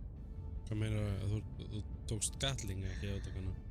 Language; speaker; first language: Icelandic; native; Icelandic